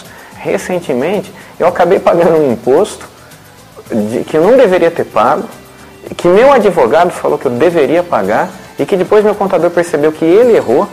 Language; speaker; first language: Portuguese; native; Portuguese